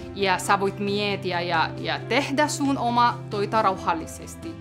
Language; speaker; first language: Finnish; non-native, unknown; Spanish